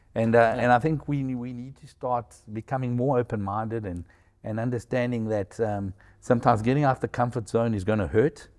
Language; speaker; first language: English; native; English